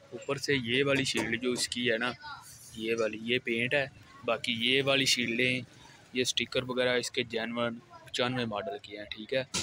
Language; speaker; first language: Urdu; non-native, local second language; Punjabi